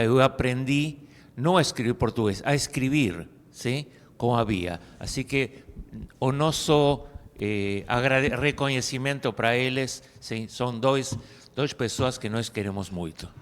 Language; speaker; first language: Portuguese; non-native, fluent; Spanish